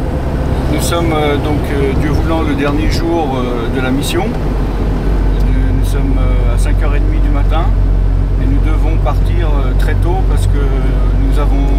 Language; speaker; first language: French; native; French